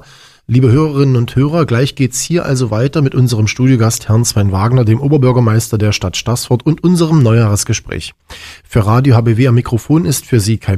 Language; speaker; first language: German; native; German